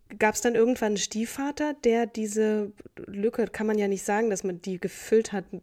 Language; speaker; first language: German; native; German